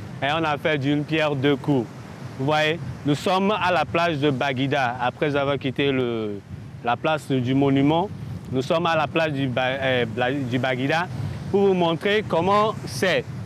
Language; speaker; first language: French; non-native, local second language; Ewe